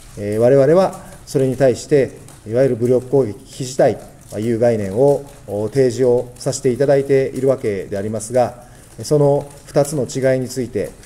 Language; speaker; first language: Japanese; native; Japanese